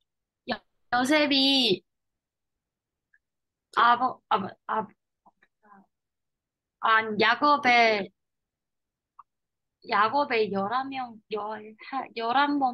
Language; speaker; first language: Korean; non-native, learner; Chinese